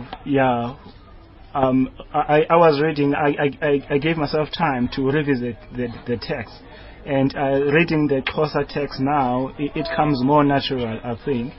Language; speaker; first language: English; non-native, local second language; Xhosa